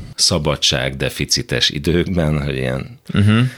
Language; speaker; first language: Hungarian; native; Hungarian